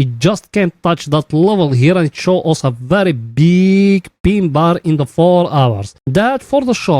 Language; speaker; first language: English; non-native, fluent; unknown